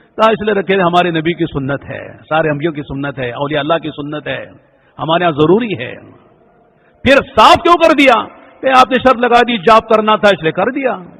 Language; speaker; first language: Urdu; native; Urdu